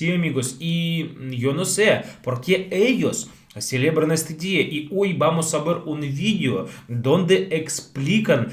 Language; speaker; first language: Spanish; non-native, fluent; Russian